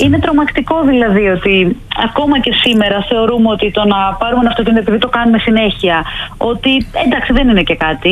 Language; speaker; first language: Greek; native; Greek